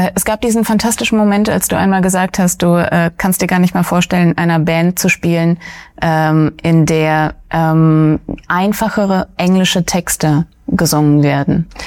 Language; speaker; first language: German; early bilingual, other home language; Russian